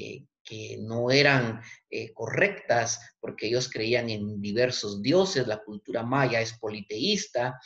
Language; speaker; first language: Spanish; native; Spanish